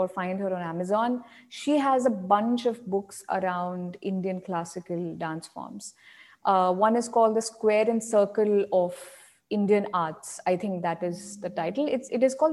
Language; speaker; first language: English; non-native, local second language; Marathi